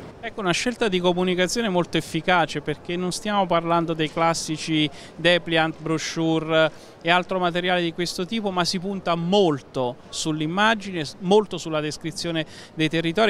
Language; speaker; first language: Italian; native; Italian